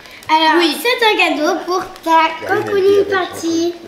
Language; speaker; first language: French; native; French